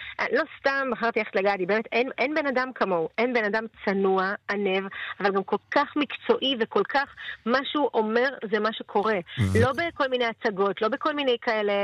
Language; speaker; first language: Hebrew; early bilingual, other home language; Russian